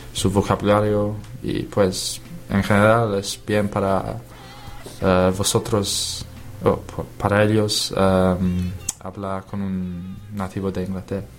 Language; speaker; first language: Spanish; non-native, learner; English